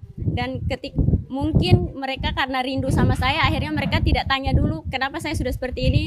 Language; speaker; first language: Indonesian; non-native, local second language; Tetum